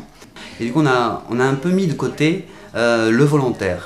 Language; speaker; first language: French; native; French